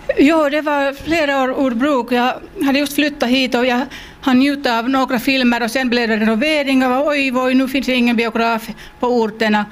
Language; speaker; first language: Swedish; non-native, local second language; Finnish